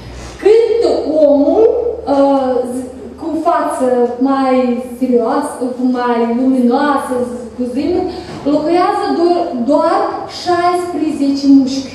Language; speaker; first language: Romanian; non-native, learner; Russian